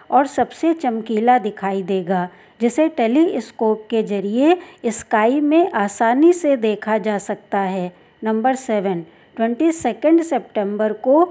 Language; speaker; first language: Hindi; native; Hindi